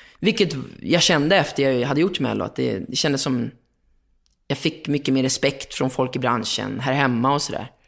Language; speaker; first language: Swedish; native; Swedish